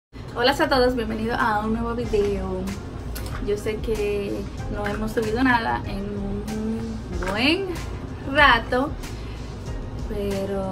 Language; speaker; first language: Spanish; early bilingual, heritage; Spanish